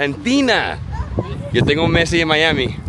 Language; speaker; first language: Spanish; early bilingual, heritage; Spanish